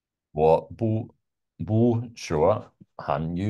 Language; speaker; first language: Chinese; non-native, learner; English